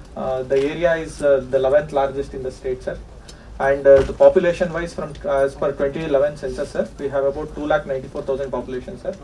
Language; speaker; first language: English; non-native, local second language; Telugu